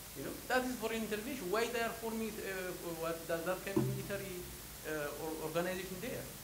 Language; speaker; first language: English; non-native, fluent; Amharic